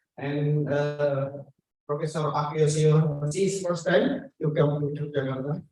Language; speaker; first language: English; non-native, learner; Indonesian